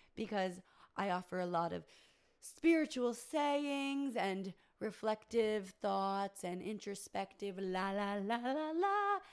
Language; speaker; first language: English; native; English